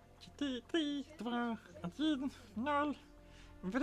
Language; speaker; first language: Russian; non-native, learner; English